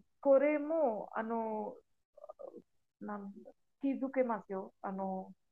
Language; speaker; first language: Japanese; non-native, learner; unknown